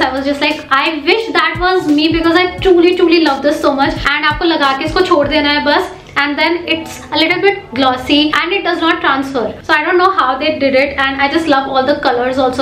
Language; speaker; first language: English; non-native, local second language; Hindi